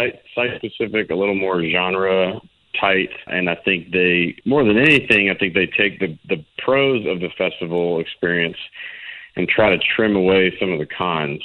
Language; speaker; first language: English; native; English